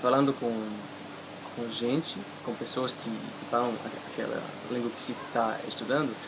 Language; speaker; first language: Portuguese; non-native, fluent; English